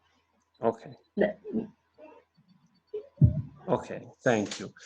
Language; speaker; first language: English; non-native, fluent; Italian